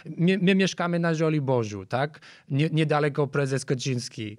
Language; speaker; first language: Polish; non-native, learner; English